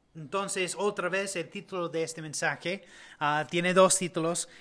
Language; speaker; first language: Spanish; non-native, learner; English